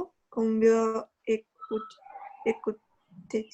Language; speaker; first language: French; non-native, learner; Spanish